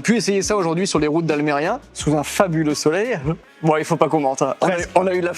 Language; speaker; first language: French; native; French